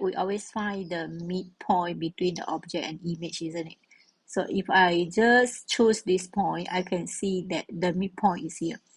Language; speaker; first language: English; non-native, local second language; Malay